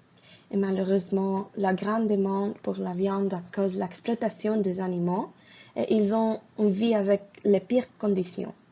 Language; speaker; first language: French; non-native, fluent; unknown